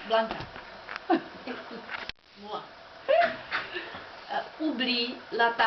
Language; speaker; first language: French; non-native, learner; Czech